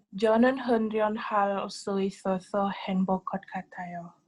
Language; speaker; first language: Korean; non-native, learner; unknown